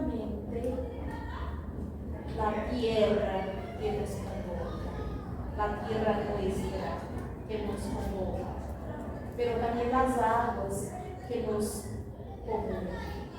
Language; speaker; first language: Spanish; non-native, fluent; Portuguese